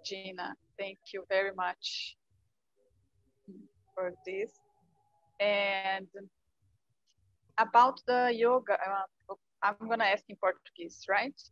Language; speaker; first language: English; non-native, fluent; Portuguese